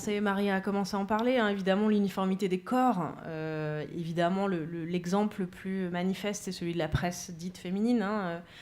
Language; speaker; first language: French; native; French